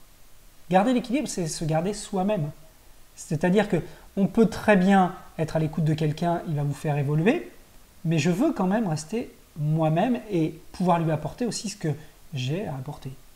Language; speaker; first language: French; native; French